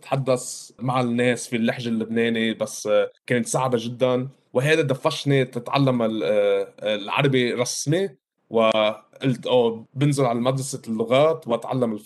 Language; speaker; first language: Arabic; early bilingual, heritage; Arabic